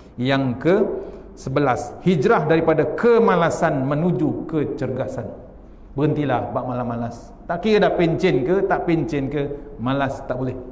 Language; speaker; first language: Malay; native; Malay